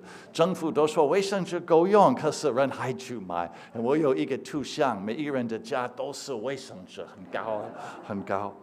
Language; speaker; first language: Chinese; non-native, fluent; English